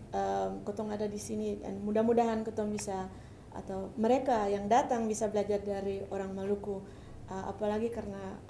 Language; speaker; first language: Indonesian; early bilingual, heritage; Dutch